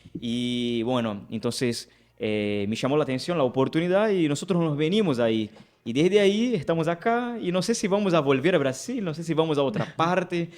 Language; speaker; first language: Spanish; non-native, fluent; Portuguese